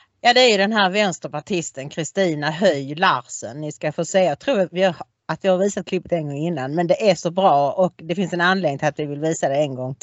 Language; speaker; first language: Swedish; native; Swedish